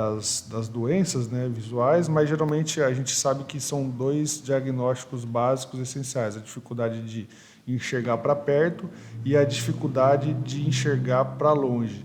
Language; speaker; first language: Portuguese; native; Portuguese